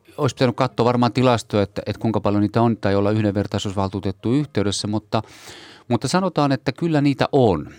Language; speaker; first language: Finnish; native; Finnish